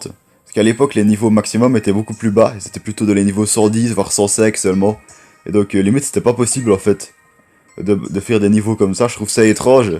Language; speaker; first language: French; native; French